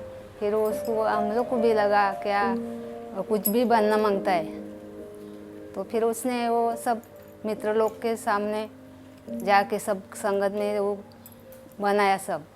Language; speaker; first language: Hindi; non-native, local second language; Marathi